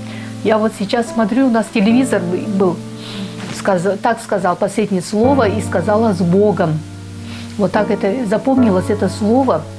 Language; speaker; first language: Russian; non-native, local second language; Tuvinian